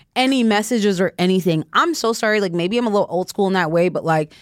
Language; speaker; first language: English; non-native, fluent; French